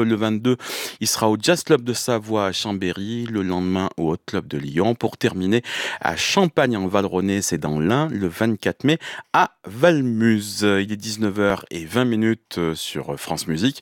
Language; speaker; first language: French; native; French